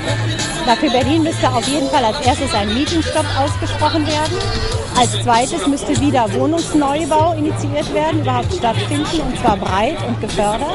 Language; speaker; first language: German; native; German